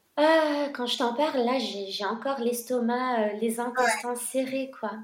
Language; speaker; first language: French; non-native, local second language; Arabic